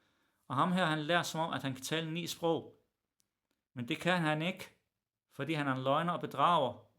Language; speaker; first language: Danish; early bilingual, other home language; Arabic